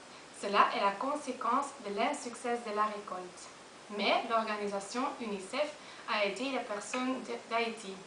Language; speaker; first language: French; non-native, learner; Dutch